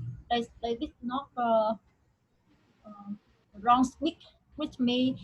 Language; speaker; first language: English; non-native, learner; Vietnamese